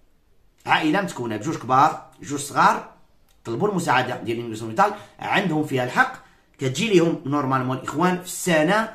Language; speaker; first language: Arabic; native; Arabic